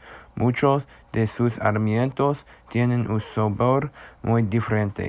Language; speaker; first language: Spanish; non-native, learner; English